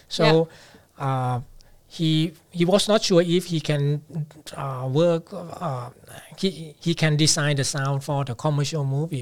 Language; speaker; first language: English; non-native, fluent; Thai